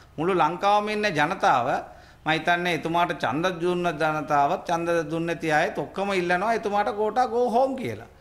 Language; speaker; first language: Sinhala; non-native, local second language; Tamil